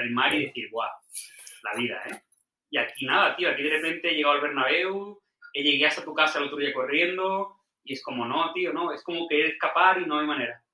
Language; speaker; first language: Spanish; native; Spanish